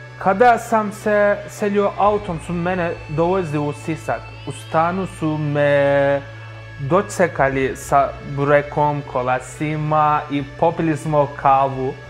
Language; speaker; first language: Croatian; non-native, learner; Turkish